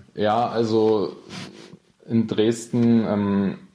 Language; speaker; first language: German; native; German